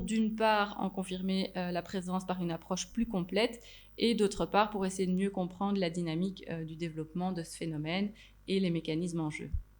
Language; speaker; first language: French; native; French